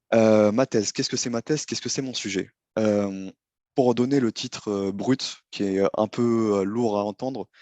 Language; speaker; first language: French; native; French